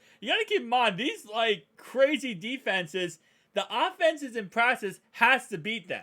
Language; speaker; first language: English; native; English